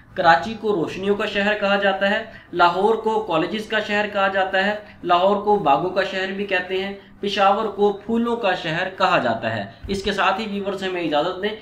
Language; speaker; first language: Urdu; non-native, local second language; Punjabi